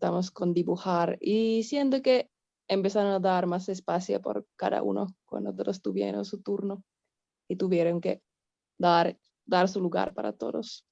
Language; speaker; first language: Spanish; non-native, fluent; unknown